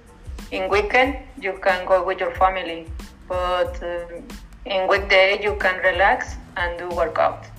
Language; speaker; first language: English; non-native, learner; Spanish